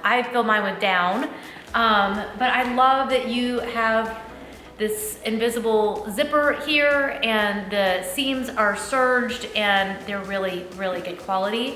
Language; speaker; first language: English; native; English